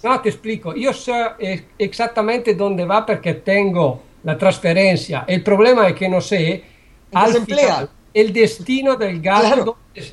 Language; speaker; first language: Spanish; non-native, learner; Italian